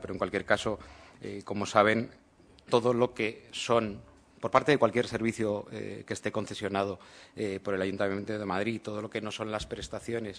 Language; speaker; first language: Spanish; native; Spanish